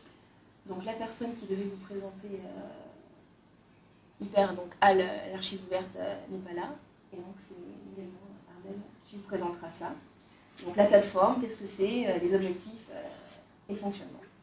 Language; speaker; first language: French; native; French